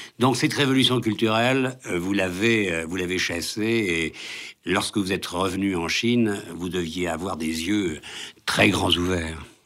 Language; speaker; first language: French; native; French